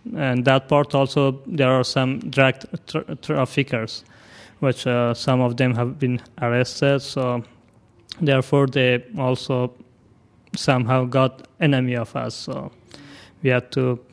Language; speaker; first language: English; non-native, fluent; Persian